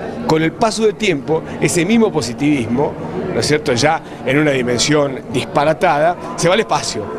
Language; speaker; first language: Spanish; native; Spanish